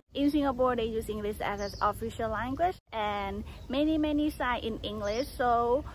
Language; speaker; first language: English; non-native, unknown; Thai